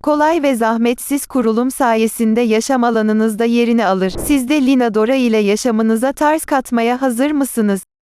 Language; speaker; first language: Turkish; native; Turkish